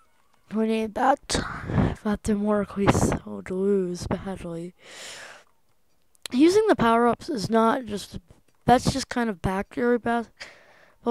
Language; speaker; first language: English; native; English